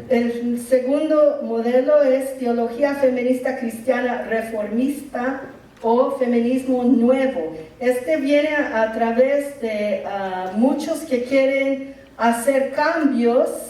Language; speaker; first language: Spanish; early bilingual, heritage; English